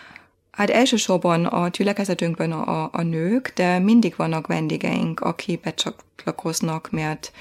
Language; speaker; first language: Hungarian; non-native, fluent; German